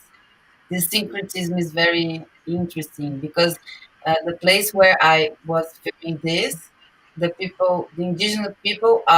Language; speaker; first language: English; non-native, learner; Portuguese